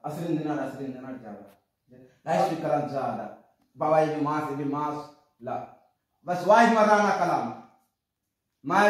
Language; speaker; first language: Arabic; non-native, learner; Hindi